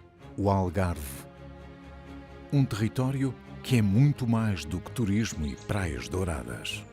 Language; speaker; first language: Portuguese; native; Portuguese